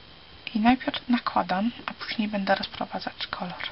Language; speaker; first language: Polish; early bilingual, heritage; Polish